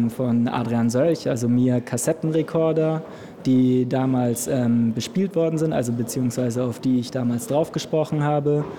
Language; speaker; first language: German; native; German